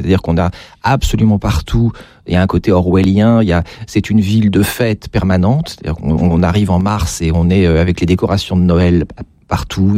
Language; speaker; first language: French; native; French